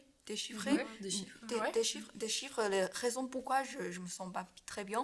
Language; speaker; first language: French; non-native, learner; Chinese